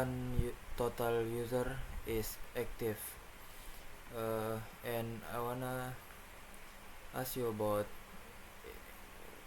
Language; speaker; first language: English; non-native, learner; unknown